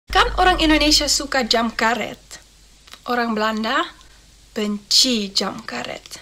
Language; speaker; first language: Indonesian; non-native, learner; Dutch